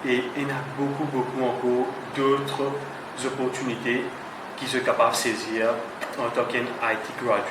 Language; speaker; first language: French; non-native, local second language; Morisyen